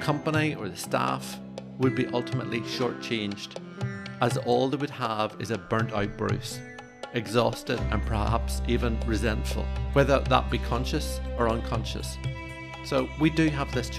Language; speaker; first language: English; native; English